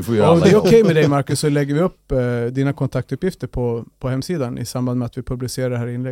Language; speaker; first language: Swedish; native; Swedish